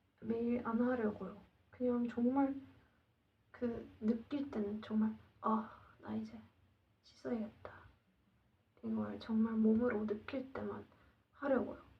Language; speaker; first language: Korean; non-native, learner; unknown